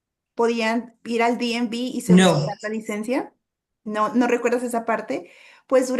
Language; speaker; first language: Spanish; native; Spanish